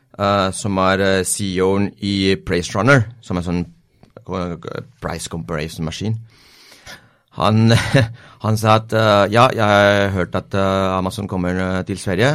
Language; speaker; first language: Norwegian; non-native, fluent; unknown